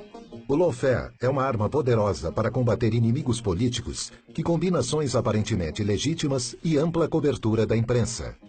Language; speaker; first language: Portuguese; native; Portuguese